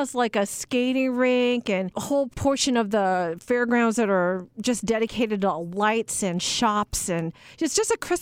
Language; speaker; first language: English; native; English